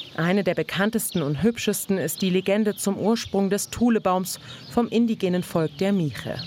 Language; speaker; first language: German; native; German